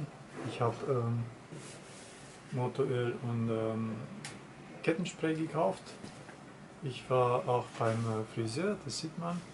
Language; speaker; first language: German; non-native, fluent; Russian